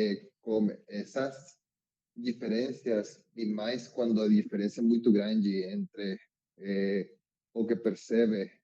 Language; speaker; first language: Portuguese; non-native, learner; Spanish